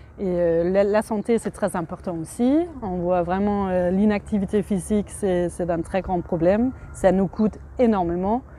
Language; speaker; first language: French; non-native, fluent; Danish